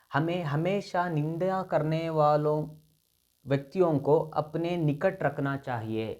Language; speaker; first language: Hindi; non-native, local second language; Kannada